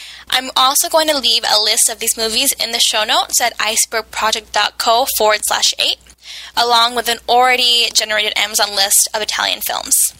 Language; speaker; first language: English; native; English